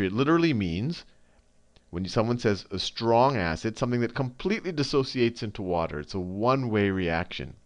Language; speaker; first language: English; native; English